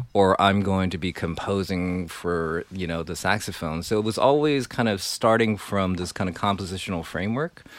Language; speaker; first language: English; non-native, fluent; Chinese